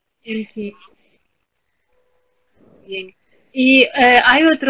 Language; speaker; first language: Spanish; non-native, fluent; Ukrainian